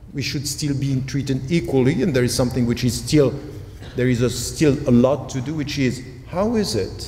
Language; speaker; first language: English; non-native, fluent; French